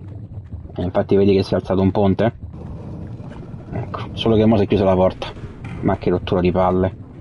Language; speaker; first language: Italian; native; Italian